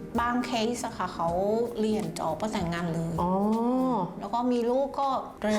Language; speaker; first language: Thai; non-native, fluent; Vietnamese